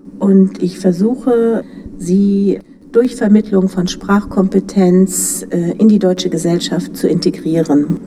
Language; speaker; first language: German; native; German